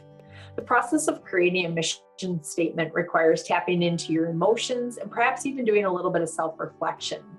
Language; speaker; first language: English; native; English